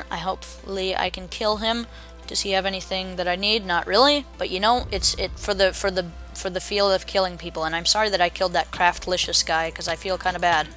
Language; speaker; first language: English; native; English